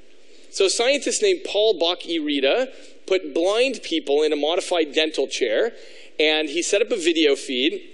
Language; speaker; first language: English; native; English